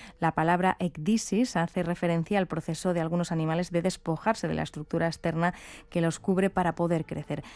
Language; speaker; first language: Spanish; native; Spanish